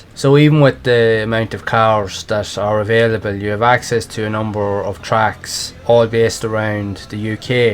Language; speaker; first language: English; native; English